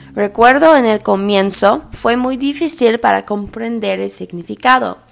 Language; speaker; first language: Spanish; early bilingual, heritage; English